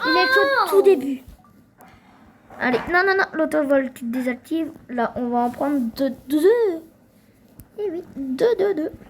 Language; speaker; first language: French; native; French